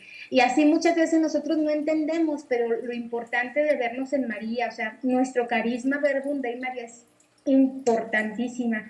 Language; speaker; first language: Spanish; native; Spanish